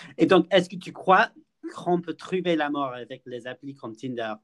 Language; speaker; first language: French; non-native, fluent; English